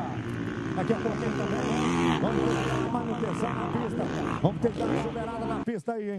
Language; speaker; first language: Portuguese; native; Portuguese